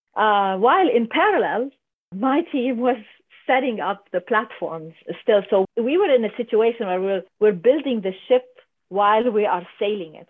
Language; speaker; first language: English; non-native, fluent; Arabic